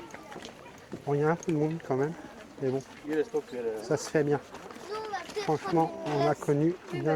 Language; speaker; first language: French; native; French